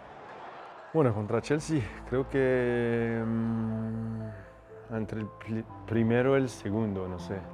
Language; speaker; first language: Spanish; non-native, fluent; French